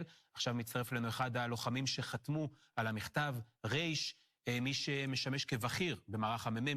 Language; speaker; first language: Hebrew; native; Hebrew